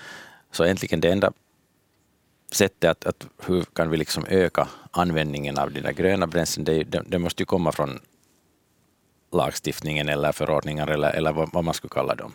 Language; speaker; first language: Swedish; native; Swedish